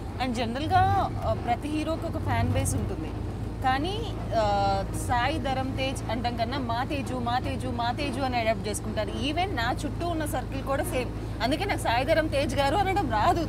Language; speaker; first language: Telugu; native; Telugu